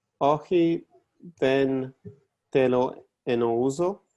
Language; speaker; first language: Greek; non-native, learner; English